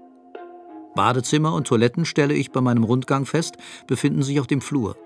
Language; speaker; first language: German; native; German